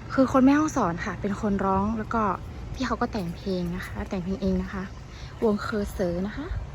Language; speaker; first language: Thai; native; Thai